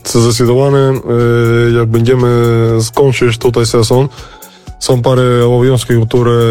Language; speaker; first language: Polish; non-native, fluent; Spanish